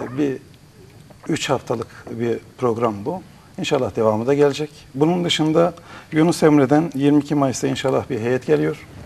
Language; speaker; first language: Turkish; native; Turkish